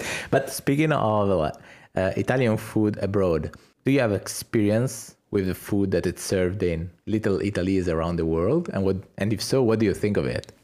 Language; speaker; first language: English; non-native, fluent; Italian